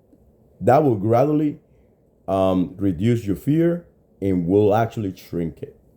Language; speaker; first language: English; non-native, fluent; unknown